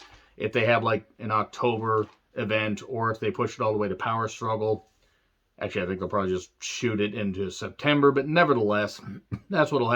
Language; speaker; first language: English; native; English